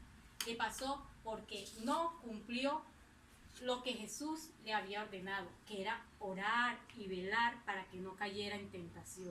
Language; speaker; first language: Spanish; native; Spanish